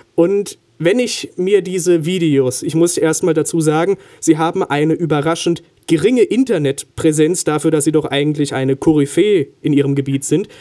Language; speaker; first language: German; native; German